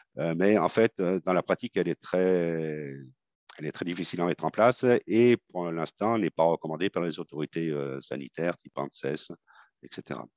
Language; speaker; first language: French; native; French